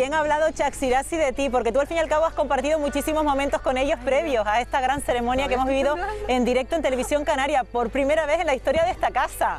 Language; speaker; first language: Spanish; native; Spanish